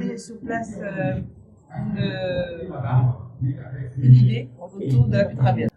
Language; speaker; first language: French; native; French